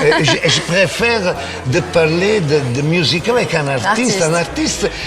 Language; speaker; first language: French; non-native, fluent; Italian